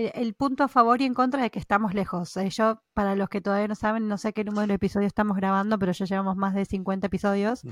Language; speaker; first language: Spanish; native; Spanish